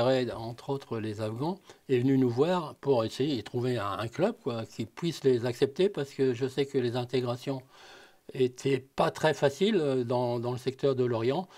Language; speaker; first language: French; native; French